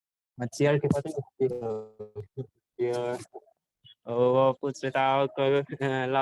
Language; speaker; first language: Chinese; non-native, learner; Nepali